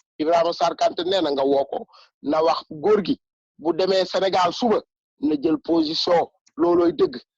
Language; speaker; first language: Wolof; non-native, local second language; Bambara